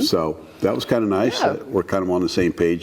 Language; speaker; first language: English; native; English